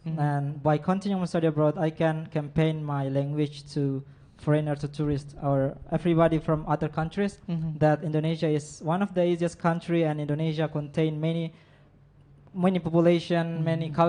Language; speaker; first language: English; non-native, fluent; Indonesian